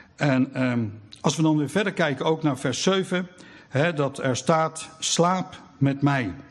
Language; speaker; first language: Dutch; native; Dutch